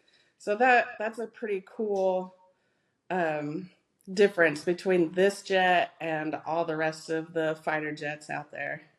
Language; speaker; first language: English; native; English